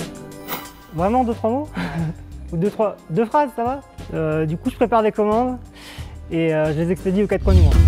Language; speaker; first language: French; native; French